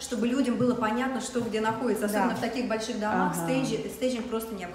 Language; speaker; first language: Russian; native; Russian